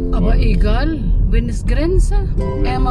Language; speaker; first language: German; non-native, learner; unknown